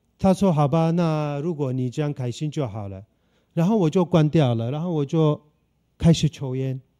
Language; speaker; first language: Chinese; non-native, fluent; Turkish